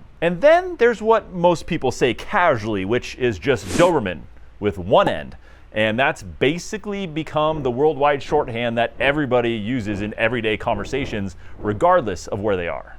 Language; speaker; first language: English; native; English